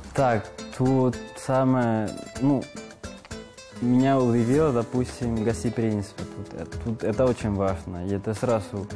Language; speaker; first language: Russian; non-native, fluent; Spanish